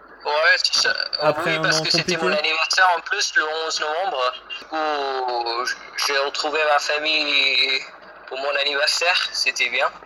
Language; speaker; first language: French; non-native, fluent; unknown